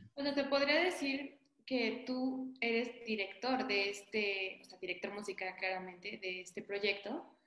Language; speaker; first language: Spanish; native; Spanish